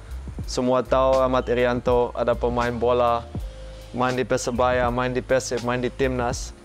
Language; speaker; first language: Indonesian; non-native, fluent; Dutch